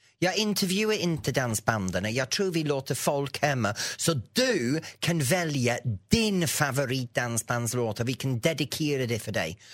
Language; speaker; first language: Swedish; non-native, fluent; English